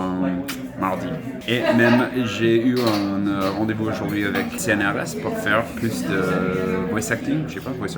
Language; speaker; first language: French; non-native, fluent; English